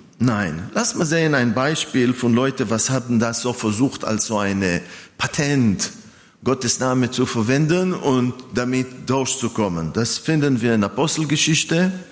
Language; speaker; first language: German; non-native, fluent; Hebrew